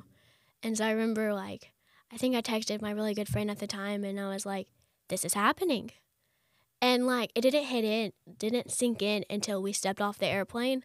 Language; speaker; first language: English; native; English